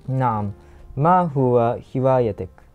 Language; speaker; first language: Arabic; non-native, learner; Japanese